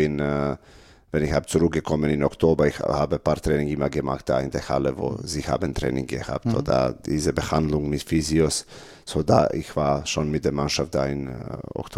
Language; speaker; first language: German; non-native, learner; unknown